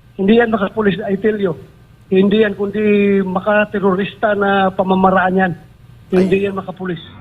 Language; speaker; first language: Filipino; non-native, local second language; Cebuano